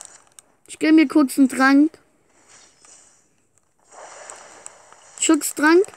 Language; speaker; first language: German; native; German